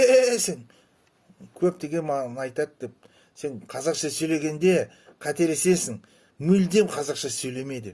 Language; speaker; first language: Kazakh; non-native, local second language; Russian